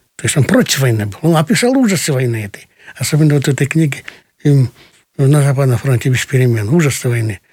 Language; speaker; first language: Russian; non-native, local second language; Kyrgyz